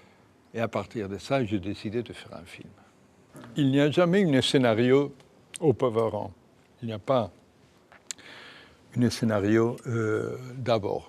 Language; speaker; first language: French; non-native, fluent; Spanish